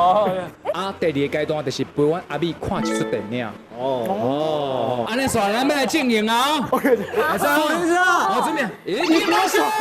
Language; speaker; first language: Chinese; native; Chinese